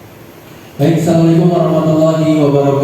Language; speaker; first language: Indonesian; native; Indonesian